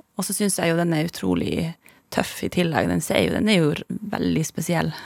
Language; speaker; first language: Norwegian; non-native, local second language; Northern Sami